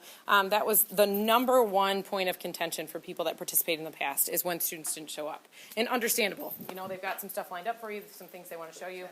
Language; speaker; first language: English; native; English